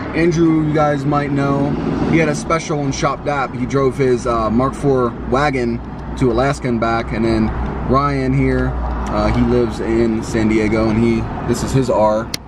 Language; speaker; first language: English; native; English